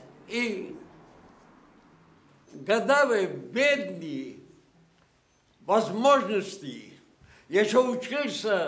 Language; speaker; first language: Russian; non-native, local second language; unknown